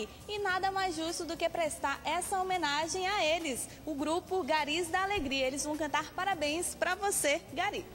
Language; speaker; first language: Portuguese; native; Portuguese